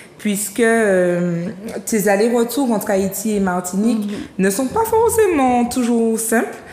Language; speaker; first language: French; native; French